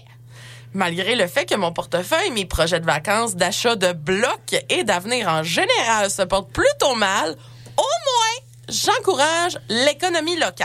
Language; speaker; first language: French; native; French